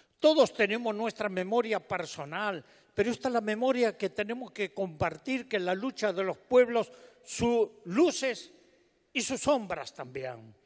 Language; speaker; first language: Spanish; native; Spanish